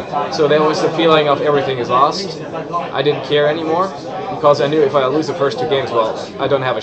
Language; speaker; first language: English; non-native, fluent; German